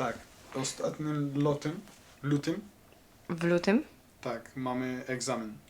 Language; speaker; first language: Polish; non-native, learner; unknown